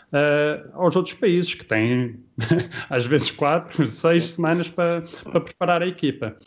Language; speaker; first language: Portuguese; early bilingual, heritage; Portuguese